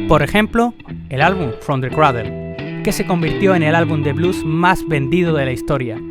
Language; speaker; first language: Spanish; native; Spanish